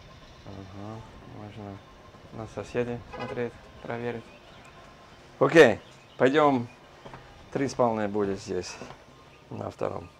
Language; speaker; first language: Russian; non-native, learner; English